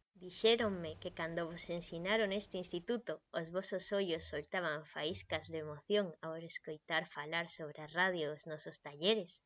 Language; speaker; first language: Galician; non-native, local second language; Spanish